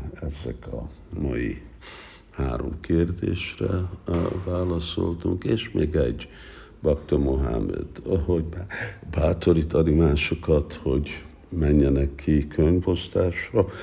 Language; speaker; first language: Hungarian; early bilingual, heritage; Hungarian